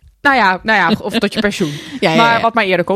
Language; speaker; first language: Dutch; native; Dutch